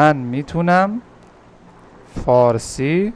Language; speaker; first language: Persian; non-native, fluent; Urdu